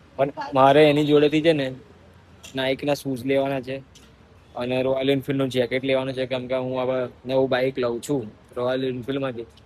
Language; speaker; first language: Gujarati; native; Gujarati